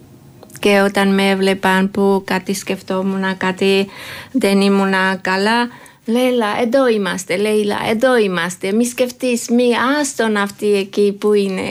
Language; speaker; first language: Greek; non-native, fluent; Georgian